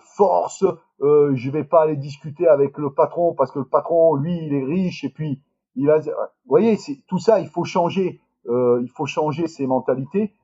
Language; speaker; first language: French; native; French